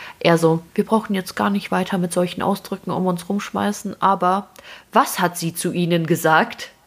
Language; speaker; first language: German; early bilingual, other home language; Russian